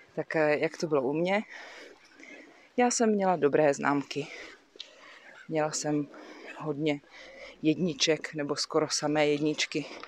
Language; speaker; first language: Czech; native; Czech